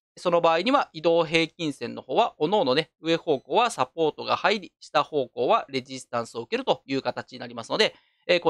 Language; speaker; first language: Japanese; native; Japanese